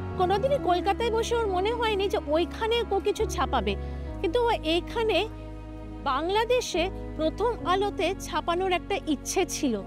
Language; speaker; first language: Bangla; native; Bangla